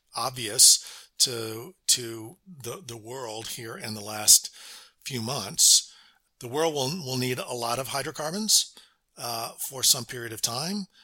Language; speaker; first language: English; native; English